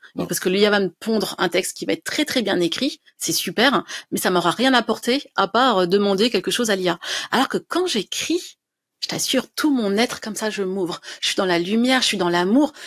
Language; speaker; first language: French; native; French